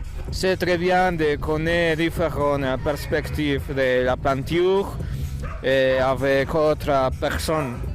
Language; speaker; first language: French; non-native, learner; Spanish